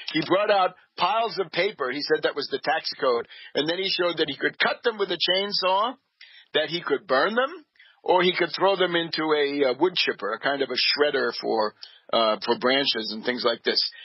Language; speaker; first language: English; native; English